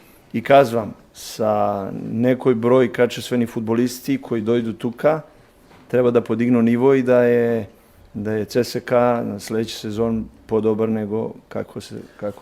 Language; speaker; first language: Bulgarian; non-native, learner; Serbian